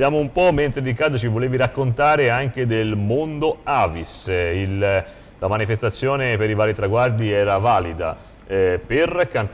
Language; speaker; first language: Italian; native; Italian